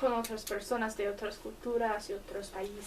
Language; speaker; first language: Spanish; non-native, learner; English